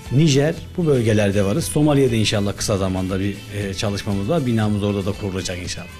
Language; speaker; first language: Turkish; native; Turkish